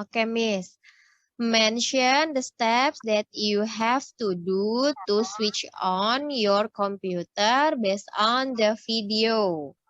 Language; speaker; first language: English; non-native, learner; Indonesian